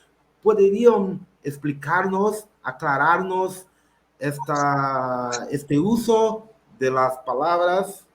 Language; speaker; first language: Spanish; non-native, learner; Portuguese